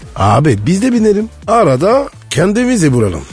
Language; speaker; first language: Turkish; non-native, fluent; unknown